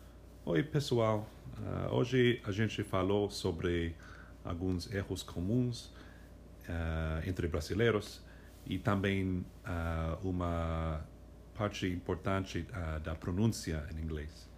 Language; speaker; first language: Portuguese; non-native, fluent; English